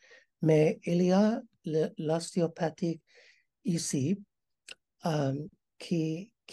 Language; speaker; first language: French; non-native, learner; English